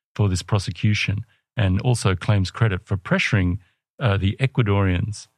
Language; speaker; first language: English; native; English